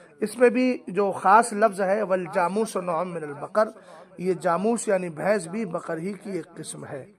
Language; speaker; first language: Urdu; native; Urdu